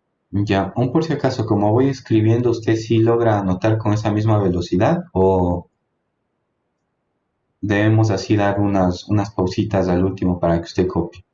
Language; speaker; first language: Spanish; native; Spanish